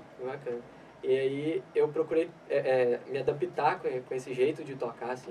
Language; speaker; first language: Portuguese; native; Portuguese